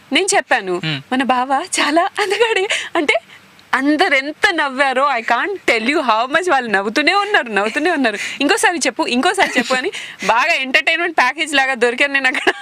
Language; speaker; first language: Telugu; non-native, local second language; Marwari